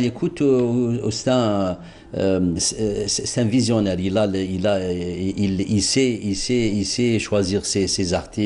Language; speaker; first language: French; non-native, local second language; Arabic